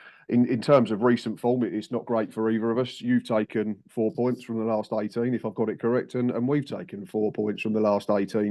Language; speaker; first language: English; native; English